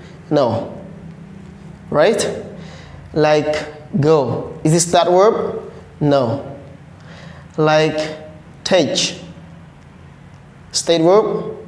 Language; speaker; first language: English; non-native, learner; Khmer